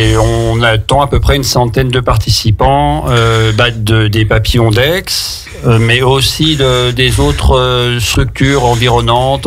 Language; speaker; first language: French; native; French